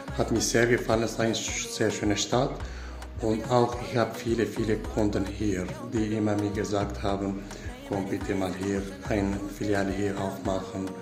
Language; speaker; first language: German; non-native, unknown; Kurdish